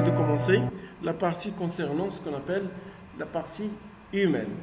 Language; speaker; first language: French; non-native, local second language; Arabic